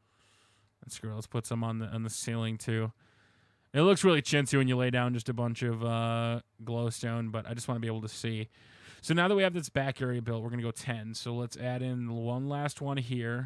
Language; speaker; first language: English; native; English